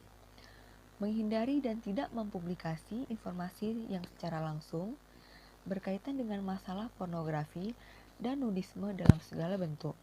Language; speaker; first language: Indonesian; native; Indonesian